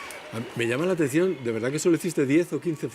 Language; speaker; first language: Spanish; native; Spanish